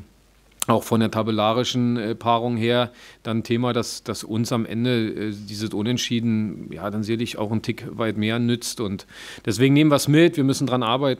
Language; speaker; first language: German; native; German